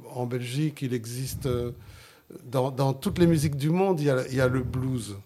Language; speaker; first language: French; non-native, fluent; Sicilian